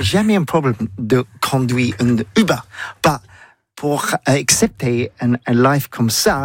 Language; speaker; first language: French; non-native, learner; English